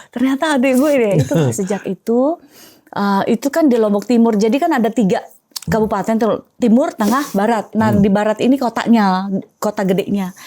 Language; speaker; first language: Indonesian; non-native, local second language; Sasak